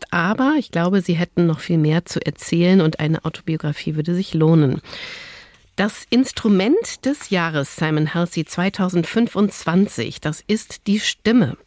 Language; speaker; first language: German; native; German